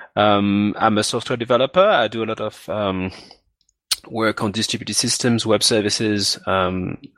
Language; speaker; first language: English; non-native, fluent; French